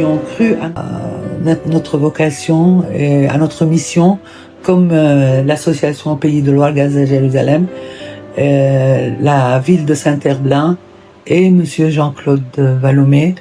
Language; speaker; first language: French; non-native, fluent; Arabic